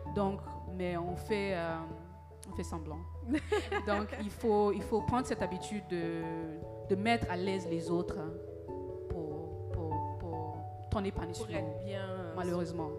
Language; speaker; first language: French; early bilingual, other home language; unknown